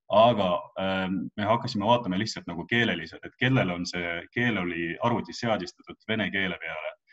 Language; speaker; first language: Estonian; non-native, local second language; Russian